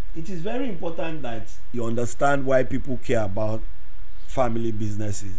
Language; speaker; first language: English; non-native, local second language; Yoruba